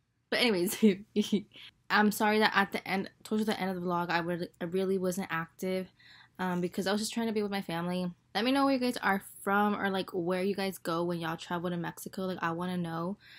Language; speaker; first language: English; early bilingual, other home language; Spanish